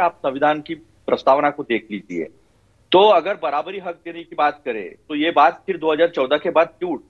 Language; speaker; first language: Hindi; non-native, local second language; Marathi